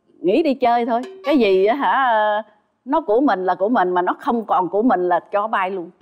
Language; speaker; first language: Vietnamese; native; Vietnamese